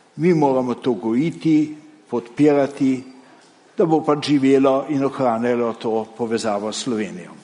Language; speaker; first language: Slovenian; native; Slovenian